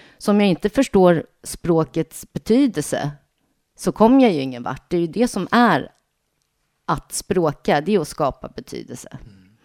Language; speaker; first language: Swedish; native; Swedish